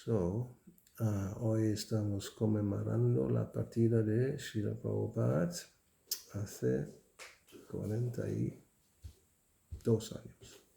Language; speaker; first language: Spanish; non-native, fluent; German